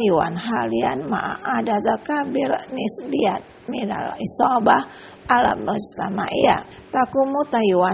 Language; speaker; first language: Arabic; non-native, fluent; Indonesian